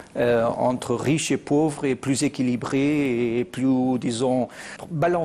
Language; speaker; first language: French; non-native, fluent; Portuguese